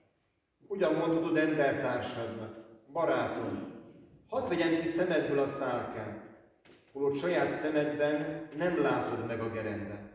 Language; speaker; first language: Hungarian; native; Hungarian